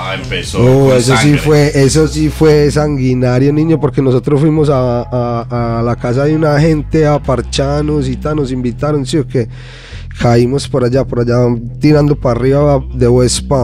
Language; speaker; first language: Spanish; native; Spanish